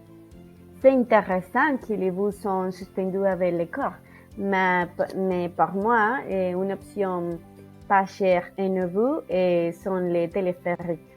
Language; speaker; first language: French; non-native, learner; Spanish